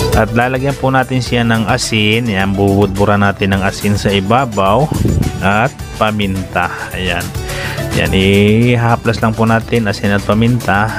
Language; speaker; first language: Filipino; non-native, local second language; Cebuano